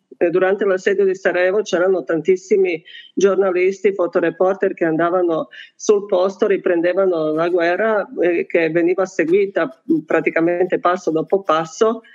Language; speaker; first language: Italian; non-native, fluent; Bosnian